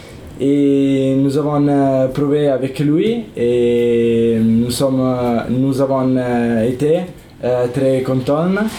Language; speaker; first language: French; non-native, learner; Italian